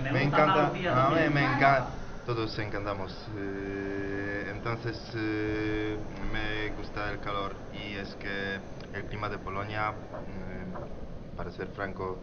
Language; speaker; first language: Spanish; non-native, learner; Polish